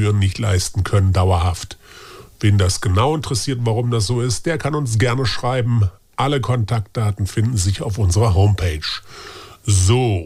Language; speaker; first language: German; native; German